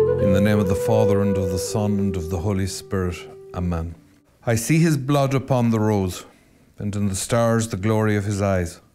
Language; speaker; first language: English; native; English